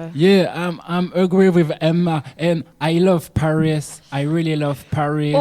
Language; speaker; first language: English; non-native, learner; French